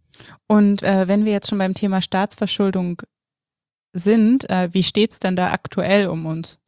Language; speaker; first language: German; native; German